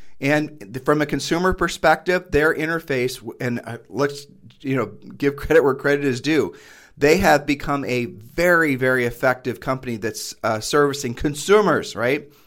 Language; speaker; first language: English; native; English